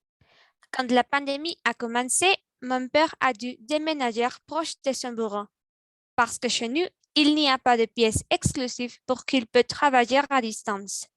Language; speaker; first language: French; non-native, learner; Spanish